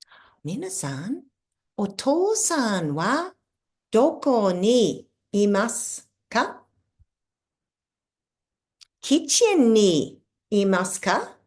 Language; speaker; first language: Japanese; non-native, fluent; English